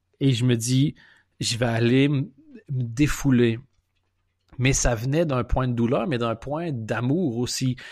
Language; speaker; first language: French; native; French